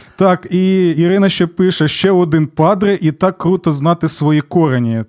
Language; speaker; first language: Ukrainian; native; Ukrainian